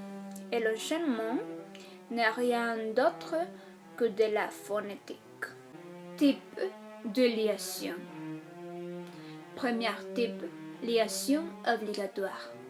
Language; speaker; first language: French; non-native, fluent; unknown